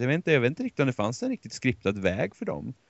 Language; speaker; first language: Swedish; native; Swedish